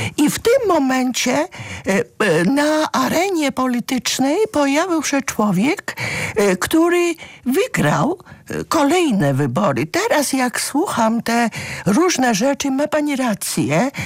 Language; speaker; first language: Polish; non-native, fluent; Georgian